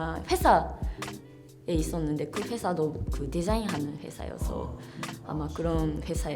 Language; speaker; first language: Korean; non-native, fluent; Japanese